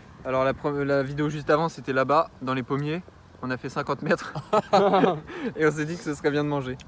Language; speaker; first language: French; native; French